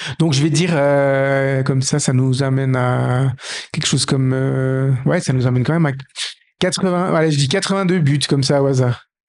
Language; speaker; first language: French; native; French